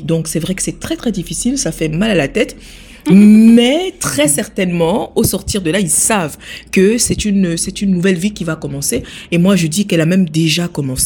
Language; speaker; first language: French; native; French